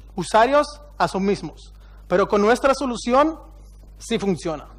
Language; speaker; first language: Spanish; non-native, fluent; Hebrew